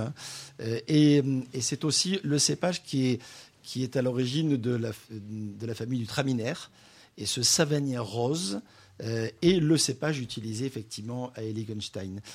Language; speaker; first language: French; native; French